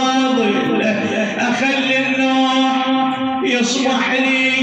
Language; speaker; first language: Arabic; native; Arabic